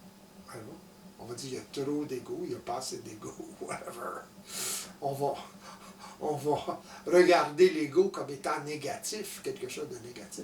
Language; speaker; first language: French; native; French